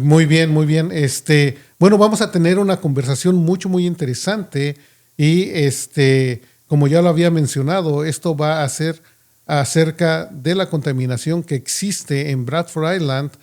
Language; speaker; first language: Spanish; native; Spanish